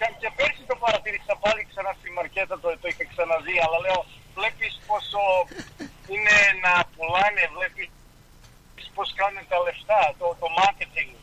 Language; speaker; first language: Greek; early bilingual, heritage; Greek